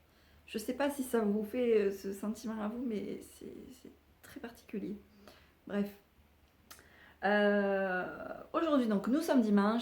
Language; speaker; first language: French; native; French